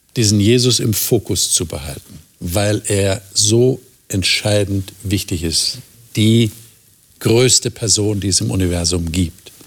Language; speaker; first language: German; native; German